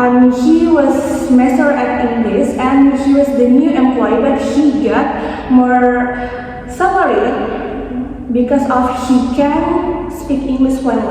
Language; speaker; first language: English; non-native, fluent; Indonesian